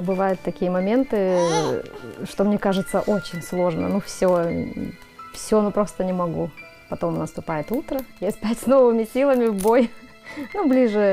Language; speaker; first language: Russian; native; Russian